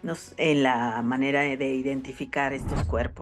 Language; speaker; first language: Spanish; native; Spanish